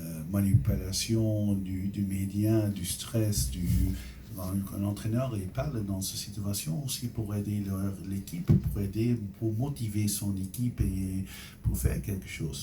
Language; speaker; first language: French; non-native, local second language; Dutch